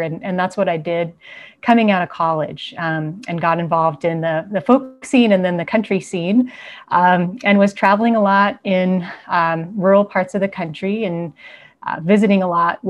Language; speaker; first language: English; native; English